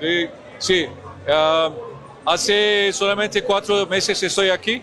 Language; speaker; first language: Spanish; non-native, fluent; Turkish